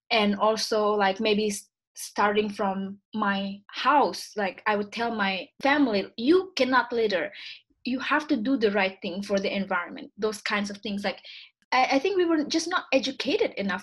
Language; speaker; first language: English; non-native, fluent; Indonesian